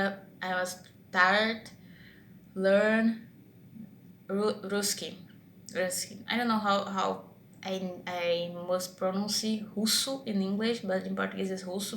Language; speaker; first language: English; non-native, learner; Portuguese